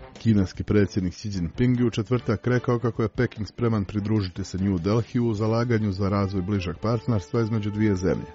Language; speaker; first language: Croatian; non-native, fluent; Chinese